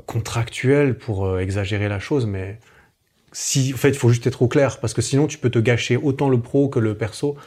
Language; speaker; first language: French; native; French